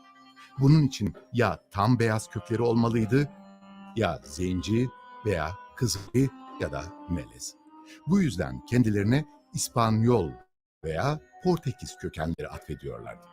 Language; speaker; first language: Turkish; native; Turkish